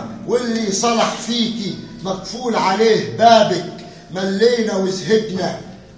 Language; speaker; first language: Arabic; native; Arabic